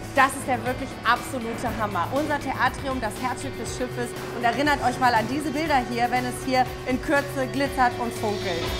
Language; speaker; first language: German; native; German